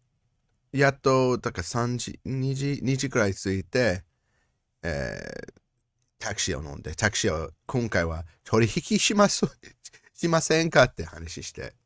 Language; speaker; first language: Japanese; non-native, learner; English